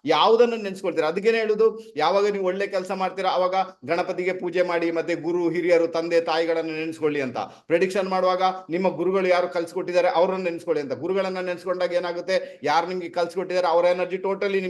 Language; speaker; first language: Kannada; non-native, local second language; Tulu